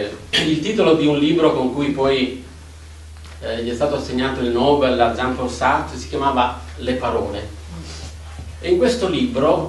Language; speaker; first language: Italian; native; Italian